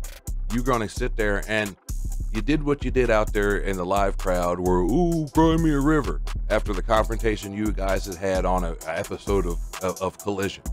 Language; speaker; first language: English; native; English